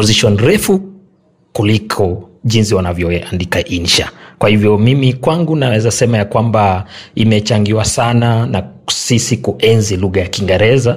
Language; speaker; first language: Swahili; non-native, local second language; Kalenjin